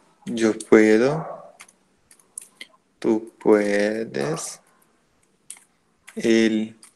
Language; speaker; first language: Spanish; non-native, learner; Portuguese